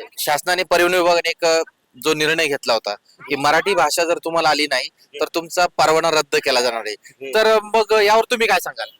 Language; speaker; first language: Marathi; native; Marathi